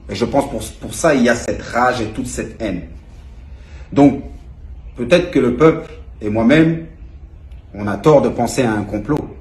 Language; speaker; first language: French; native; French